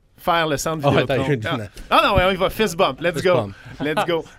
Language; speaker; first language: French; native; French